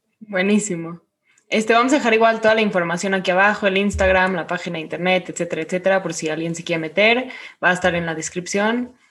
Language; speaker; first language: Spanish; native; Spanish